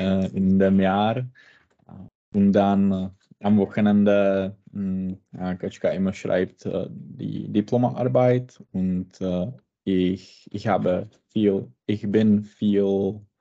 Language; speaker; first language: German; non-native, learner; Czech